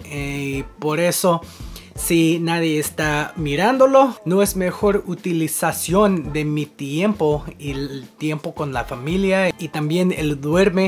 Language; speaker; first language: Spanish; non-native, learner; English